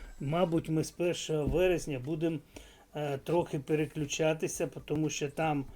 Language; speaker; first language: Ukrainian; non-native, local second language; Russian